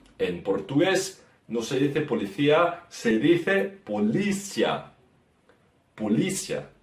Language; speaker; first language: Spanish; non-native, fluent; Portuguese